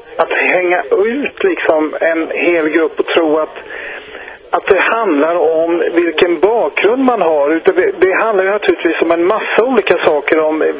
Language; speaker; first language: Swedish; native; Swedish